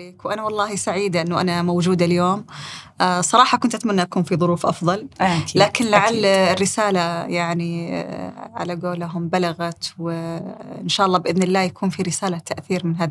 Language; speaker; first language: Arabic; native; Arabic